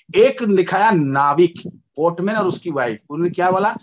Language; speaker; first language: Hindi; native; Hindi